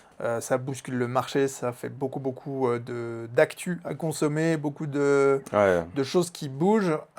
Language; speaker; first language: French; native; French